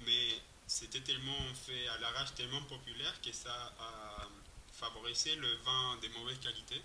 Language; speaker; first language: French; non-native, fluent; Spanish